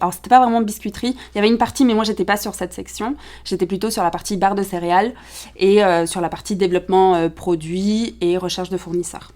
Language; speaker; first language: French; early bilingual, other home language; Spanish